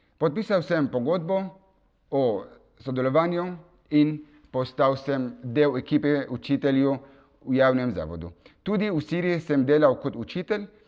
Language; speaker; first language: Slovenian; non-native, fluent; Kurdish